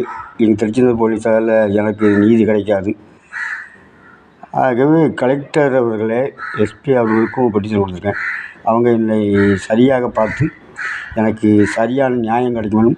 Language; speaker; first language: Tamil; native; Tamil